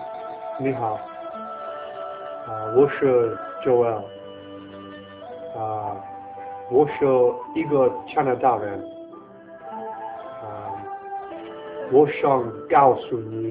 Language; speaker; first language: Chinese; non-native, learner; English